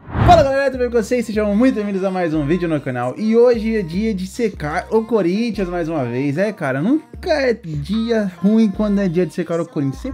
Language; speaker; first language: Portuguese; native; Portuguese